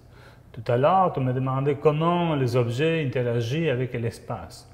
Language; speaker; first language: French; non-native, fluent; Spanish